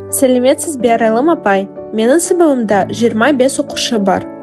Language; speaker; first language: Kazakh; non-native, local second language; Russian